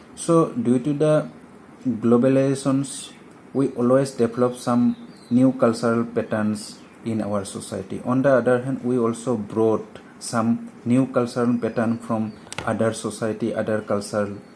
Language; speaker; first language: English; non-native, local second language; Assamese